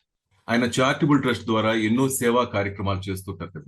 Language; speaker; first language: Telugu; native; Telugu